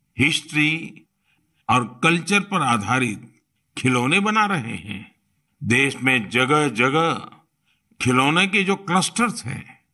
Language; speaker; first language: Hindi; non-native, local second language; Gujarati